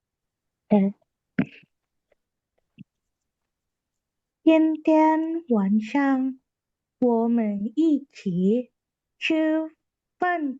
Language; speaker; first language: Chinese; non-native, learner; Indonesian